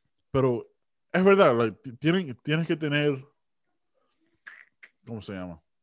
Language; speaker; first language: Spanish; early bilingual, heritage; Spanish